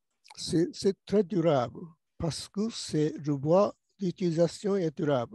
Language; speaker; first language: French; non-native, learner; Japanese